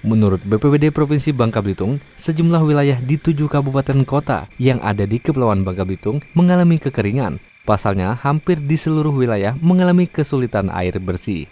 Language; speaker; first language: Indonesian; native; Indonesian